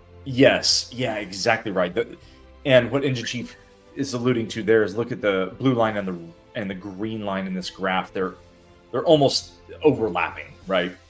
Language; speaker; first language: English; native; English